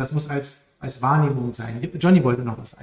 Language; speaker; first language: German; native; German